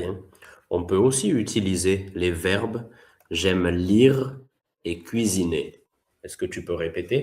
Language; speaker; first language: French; native; French